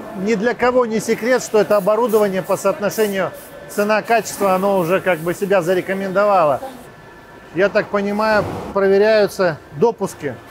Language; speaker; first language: Russian; native; Russian